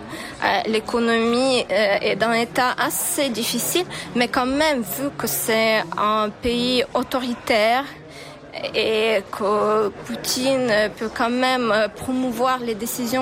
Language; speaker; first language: French; non-native, fluent; Ukrainian